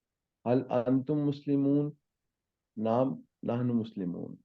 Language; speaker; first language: Arabic; non-native, learner; Urdu